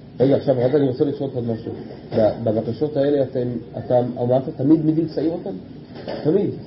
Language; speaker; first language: Hebrew; native; Hebrew